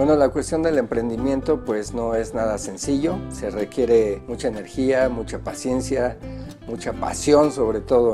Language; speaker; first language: Spanish; native; Spanish